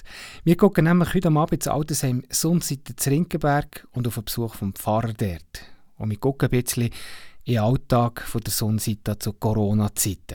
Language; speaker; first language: German; native; German